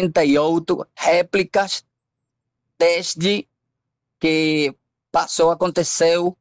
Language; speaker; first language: Portuguese; non-native, fluent; Spanish